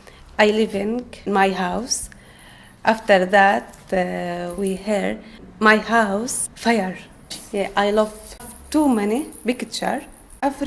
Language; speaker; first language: English; non-native, learner; Arabic